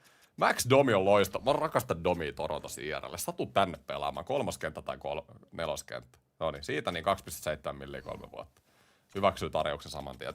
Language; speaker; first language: Finnish; native; Finnish